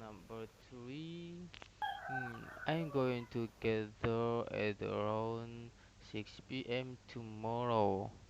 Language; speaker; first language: English; non-native, learner; Indonesian